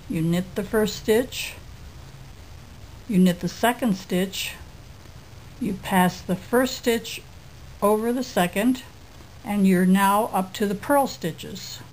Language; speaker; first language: English; native; English